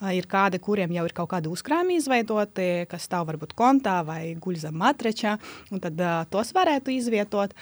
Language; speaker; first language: Latvian; non-native, local second language; Russian